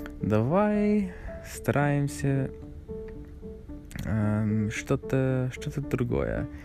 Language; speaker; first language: Russian; non-native, learner; English